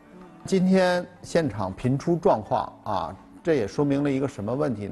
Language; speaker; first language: Chinese; native; Chinese